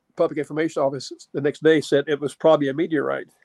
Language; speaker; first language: English; native; English